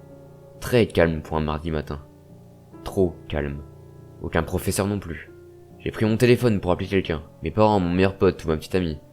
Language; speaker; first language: French; native; French